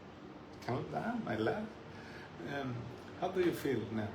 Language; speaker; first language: English; non-native, learner; Spanish